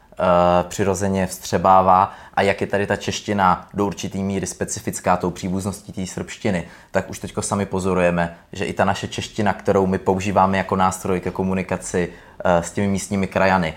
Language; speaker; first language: Czech; native; Czech